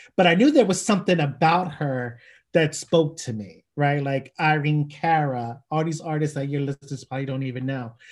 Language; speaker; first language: English; native; English